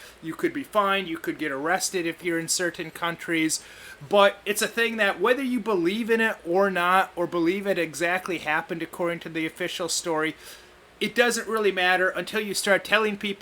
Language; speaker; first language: English; native; English